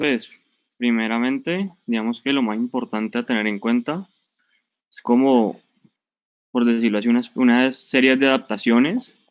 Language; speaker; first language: Spanish; native; Spanish